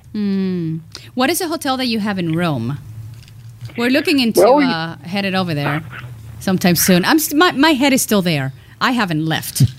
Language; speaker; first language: English; early bilingual, other home language; Spanish